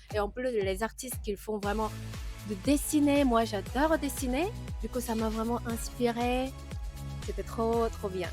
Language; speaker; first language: French; non-native, fluent; Korean